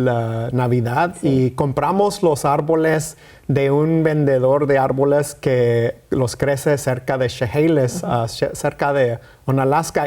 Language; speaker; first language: Spanish; early bilingual, heritage; Spanish